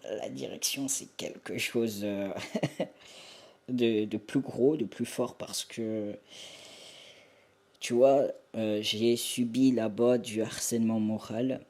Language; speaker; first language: French; native; French